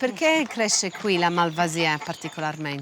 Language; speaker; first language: Italian; early bilingual, heritage; English